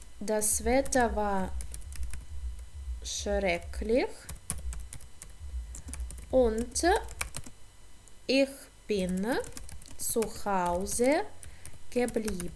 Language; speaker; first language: German; non-native, fluent; Ukrainian